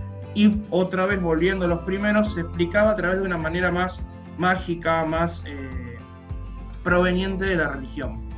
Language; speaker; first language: Spanish; native; Spanish